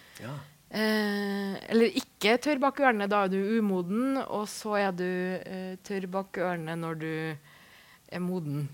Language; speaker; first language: Norwegian; native; Norwegian